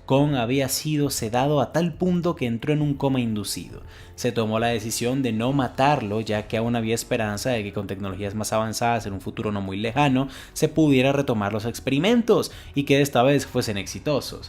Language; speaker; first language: Spanish; native; Spanish